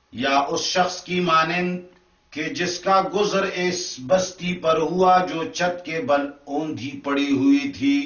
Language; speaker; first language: Urdu; non-native, local second language; Pashto